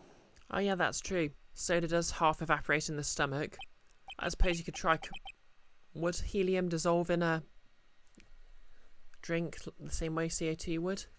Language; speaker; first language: English; native; English